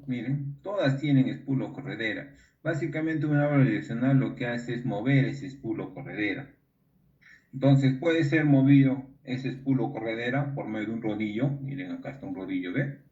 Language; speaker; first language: Spanish; native; Spanish